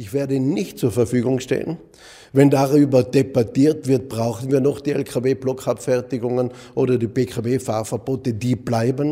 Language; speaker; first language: German; native; German